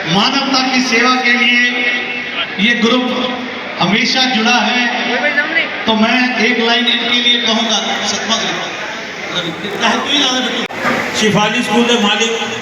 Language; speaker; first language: Hindi; non-native, local second language; Punjabi